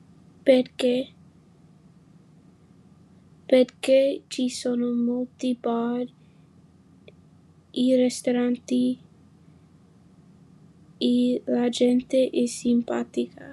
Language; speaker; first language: Italian; non-native, learner; English